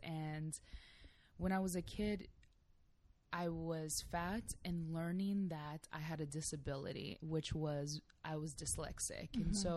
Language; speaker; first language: English; native; English